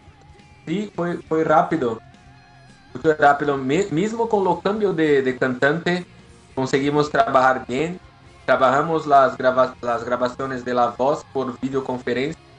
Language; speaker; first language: Spanish; non-native, learner; Portuguese